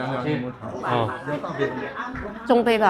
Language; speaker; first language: Chinese; non-native, fluent; Thai